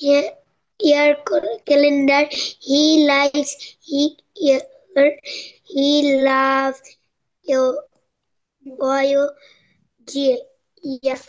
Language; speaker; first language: English; non-native, learner; Bangla